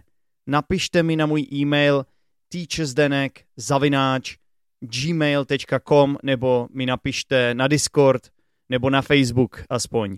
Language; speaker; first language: Czech; native; Czech